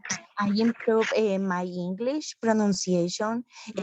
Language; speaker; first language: English; non-native, learner; Spanish